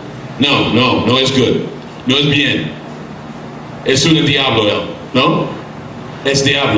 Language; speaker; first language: Spanish; non-native, learner; English